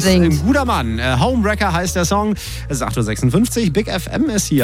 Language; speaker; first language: German; native; German